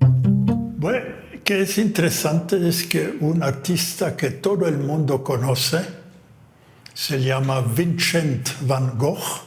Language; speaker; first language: Spanish; non-native, fluent; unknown